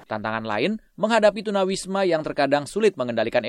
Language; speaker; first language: Indonesian; native; Indonesian